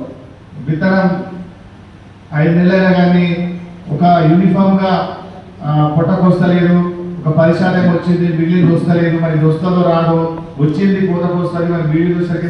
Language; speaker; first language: Telugu; native; Telugu